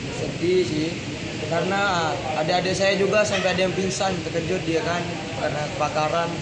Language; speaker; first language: Indonesian; native; Indonesian